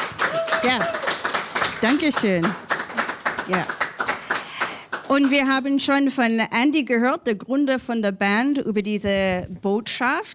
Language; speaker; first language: German; non-native, fluent; English